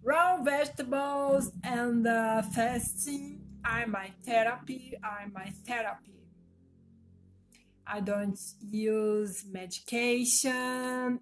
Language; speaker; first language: English; non-native, learner; Portuguese